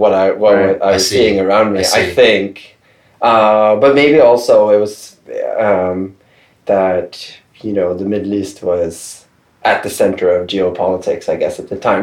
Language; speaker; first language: English; non-native, fluent; Swedish